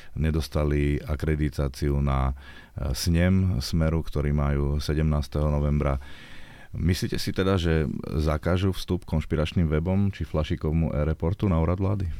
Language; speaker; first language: Slovak; native; Slovak